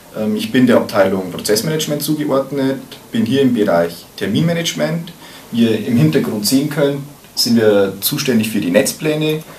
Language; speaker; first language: German; native; German